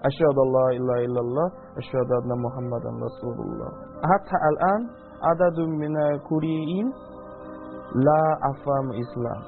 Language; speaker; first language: Arabic; non-native, learner; Korean